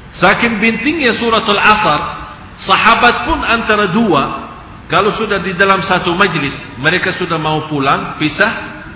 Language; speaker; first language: Indonesian; non-native, fluent; Arabic